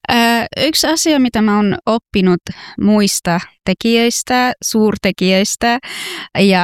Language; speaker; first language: Finnish; non-native, fluent; Persian